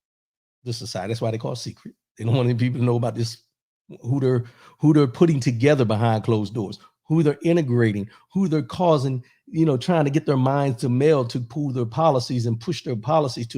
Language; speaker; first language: English; native; English